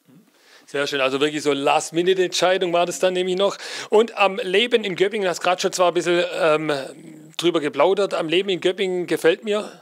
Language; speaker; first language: German; native; German